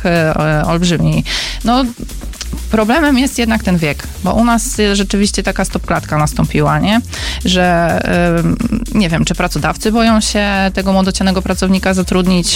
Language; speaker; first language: Polish; native; Polish